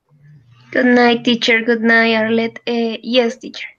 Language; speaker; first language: English; non-native, learner; Spanish